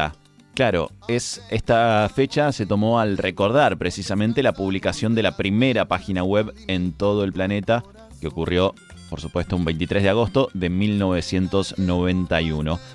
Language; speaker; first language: Spanish; native; Spanish